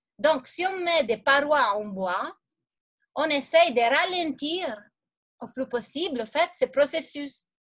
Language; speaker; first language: French; non-native, fluent; Italian